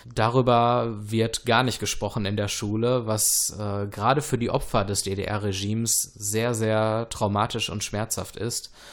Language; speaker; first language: German; early bilingual, other home language; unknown